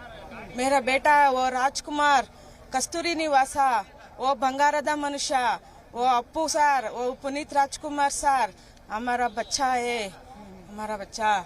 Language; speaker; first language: Hindi; non-native, local second language; Kannada